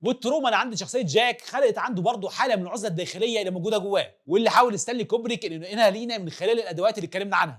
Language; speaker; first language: Arabic; native; Arabic